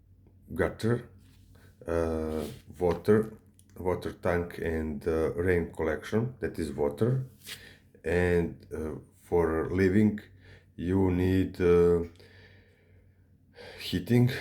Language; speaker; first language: English; non-native, learner; Serbian